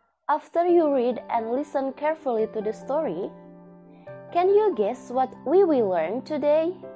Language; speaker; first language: English; non-native, fluent; Indonesian